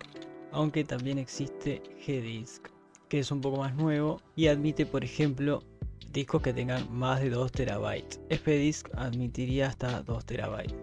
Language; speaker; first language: Spanish; native; Spanish